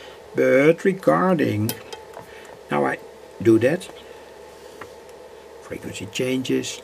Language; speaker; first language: English; non-native, fluent; Dutch